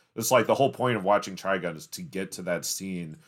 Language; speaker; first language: English; native; English